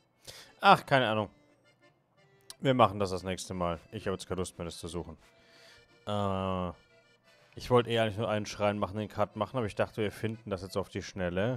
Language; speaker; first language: German; native; German